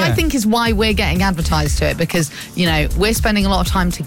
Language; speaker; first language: English; native; English